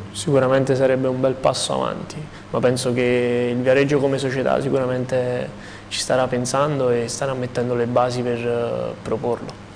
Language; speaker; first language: Italian; native; Italian